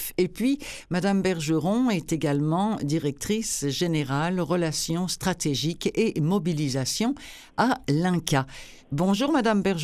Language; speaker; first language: French; native; French